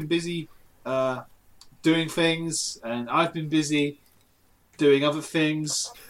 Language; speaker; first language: English; native; English